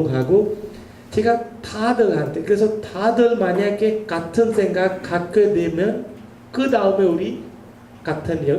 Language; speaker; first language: Korean; non-native, learner; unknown